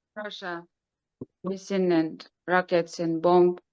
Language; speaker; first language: English; non-native, learner; Ukrainian